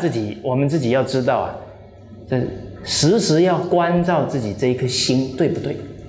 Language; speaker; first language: Chinese; native; Chinese